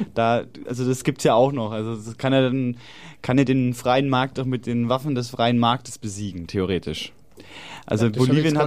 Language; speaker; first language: German; native; German